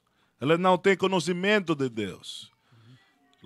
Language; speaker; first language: Portuguese; non-native, fluent; Spanish